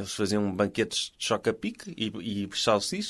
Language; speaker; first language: Portuguese; native; Portuguese